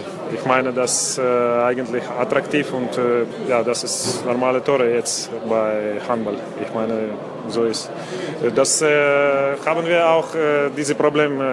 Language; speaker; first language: German; non-native, learner; Russian